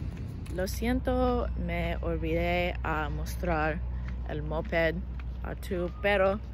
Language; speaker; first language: Spanish; non-native, learner; English